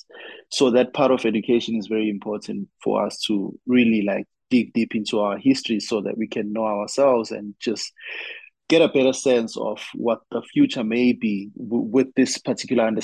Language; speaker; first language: English; non-native, local second language; Zulu